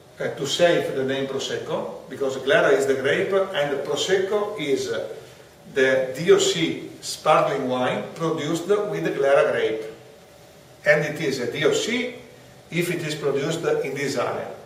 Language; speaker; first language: English; non-native, fluent; Italian